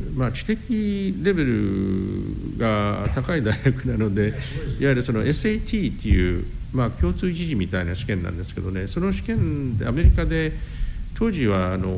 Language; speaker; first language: Japanese; non-native, fluent; English